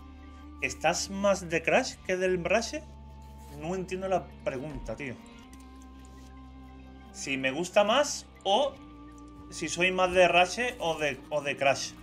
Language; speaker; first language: Spanish; native; Spanish